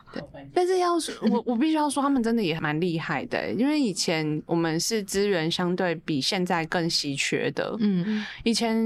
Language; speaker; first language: Chinese; native; Chinese